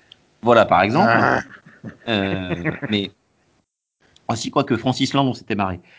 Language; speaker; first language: French; native; French